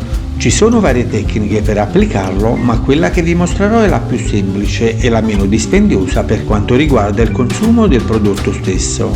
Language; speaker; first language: Italian; native; Italian